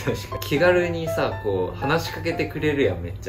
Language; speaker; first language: Japanese; native; Japanese